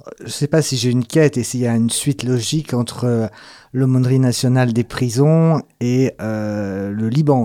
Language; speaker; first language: French; native; French